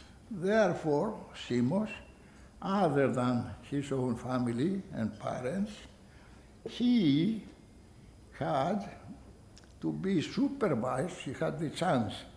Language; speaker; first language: English; non-native, fluent; Greek